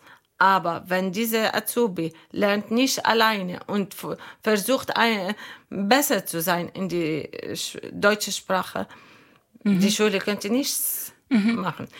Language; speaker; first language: German; non-native, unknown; Arabic